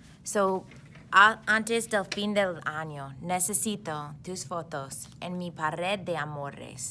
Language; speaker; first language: Spanish; non-native, fluent; English